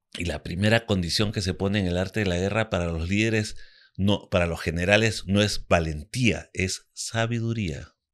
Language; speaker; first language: Spanish; native; Spanish